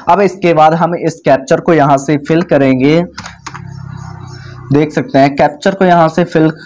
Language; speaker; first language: Hindi; native; Hindi